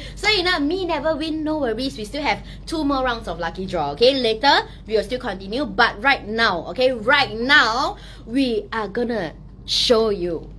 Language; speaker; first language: English; non-native, local second language; Chinese